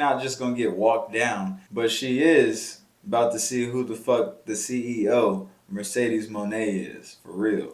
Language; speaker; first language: English; native; English